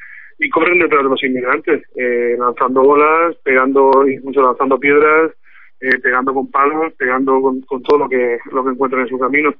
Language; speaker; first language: Spanish; native; Spanish